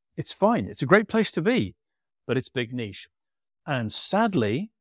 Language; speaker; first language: English; native; English